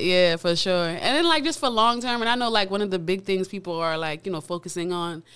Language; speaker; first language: English; native; English